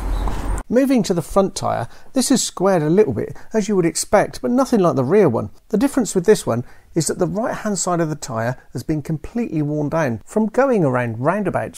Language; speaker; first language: English; native; English